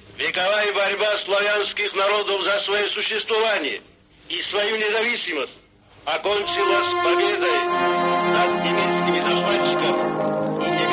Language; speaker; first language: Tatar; early bilingual, heritage; Tatar